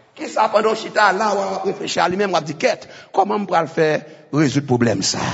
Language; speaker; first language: French; non-native, local second language; Haitian Creole